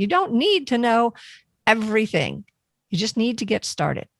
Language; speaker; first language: English; native; English